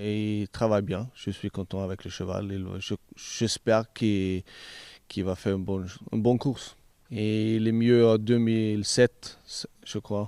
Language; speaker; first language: French; non-native, learner; Swedish